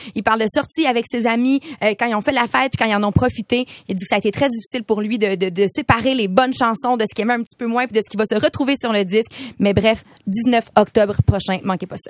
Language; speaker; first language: French; native; French